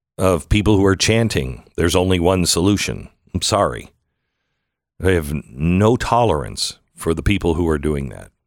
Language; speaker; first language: English; early bilingual, other home language; German